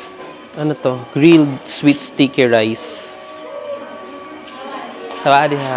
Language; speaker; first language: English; non-native, local second language; Filipino